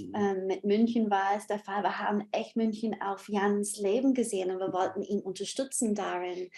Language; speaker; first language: German; non-native, fluent; English